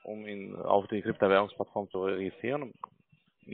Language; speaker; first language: German; non-native, learner; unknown